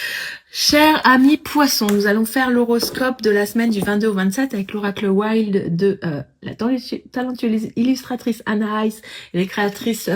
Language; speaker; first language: French; native; French